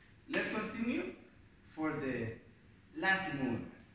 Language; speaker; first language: English; non-native, learner; Spanish